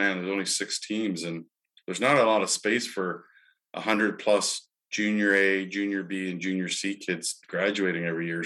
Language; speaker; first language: English; native; English